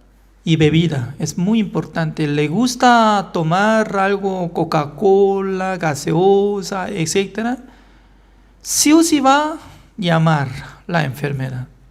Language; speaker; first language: Spanish; non-native, fluent; Korean